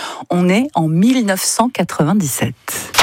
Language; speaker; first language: French; native; French